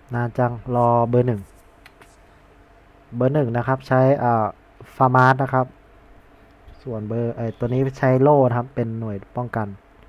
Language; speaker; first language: Thai; native; Thai